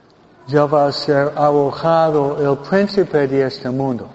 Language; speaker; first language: Spanish; non-native, fluent; English